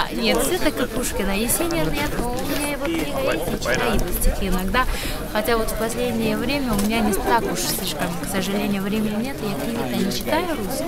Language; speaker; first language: Russian; non-native, fluent; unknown